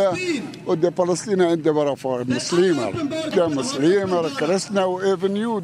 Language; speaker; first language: Swedish; non-native, learner; Arabic